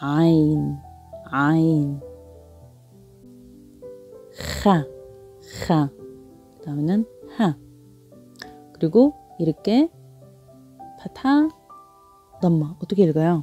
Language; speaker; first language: Korean; non-native, learner; Arabic